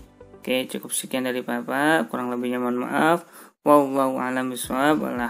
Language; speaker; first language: Indonesian; native; Indonesian